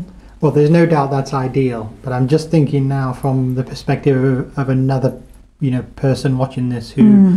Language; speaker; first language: English; native; English